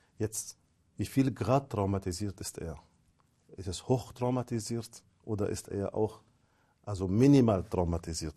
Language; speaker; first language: German; non-native, fluent; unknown